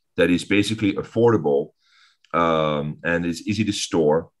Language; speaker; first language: English; early bilingual, other home language; French